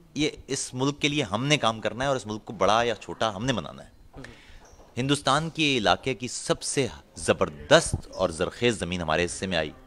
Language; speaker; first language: Urdu; non-native, local second language; Punjabi